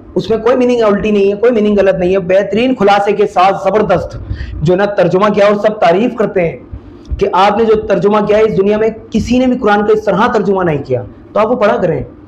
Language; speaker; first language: Urdu; native; Urdu